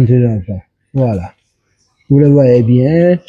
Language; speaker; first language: French; non-native, local second language; Wolof